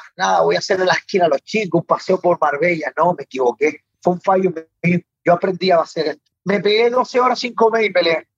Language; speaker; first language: Spanish; native; Spanish